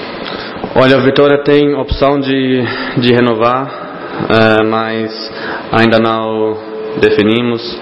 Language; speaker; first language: Portuguese; non-native, fluent; German